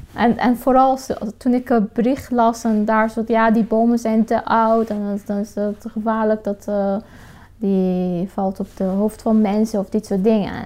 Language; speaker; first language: Dutch; non-native, fluent; Persian